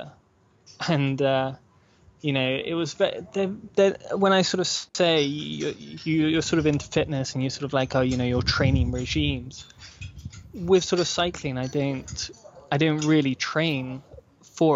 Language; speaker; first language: English; native; English